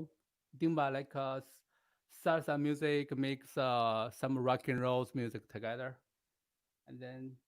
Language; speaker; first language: English; non-native, learner; Chinese